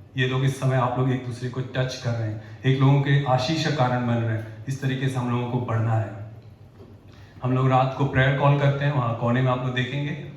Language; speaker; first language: Hindi; native; Hindi